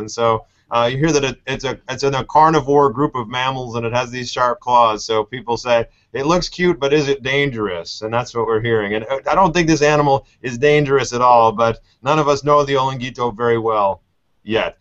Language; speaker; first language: English; native; English